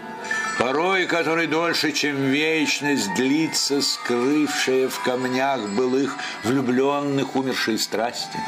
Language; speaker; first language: Russian; native; Russian